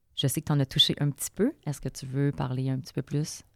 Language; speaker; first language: French; native; French